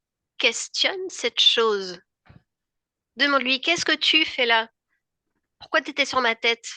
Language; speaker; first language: French; native; French